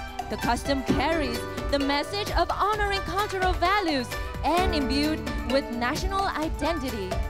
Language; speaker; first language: English; non-native, fluent; Vietnamese